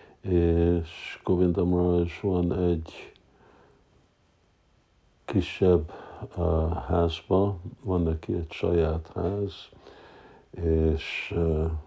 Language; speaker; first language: Hungarian; early bilingual, heritage; Hungarian